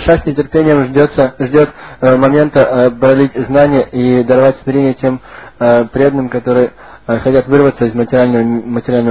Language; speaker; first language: Russian; native; Russian